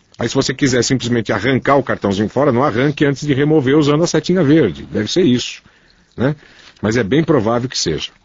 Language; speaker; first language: Portuguese; native; Portuguese